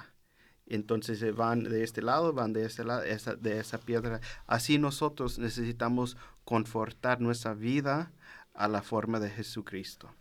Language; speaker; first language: Spanish; early bilingual, heritage; Spanish